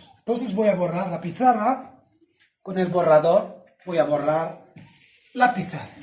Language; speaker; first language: Spanish; non-native, fluent; Arabic